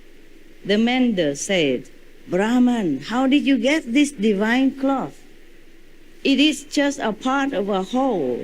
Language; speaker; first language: English; non-native, fluent; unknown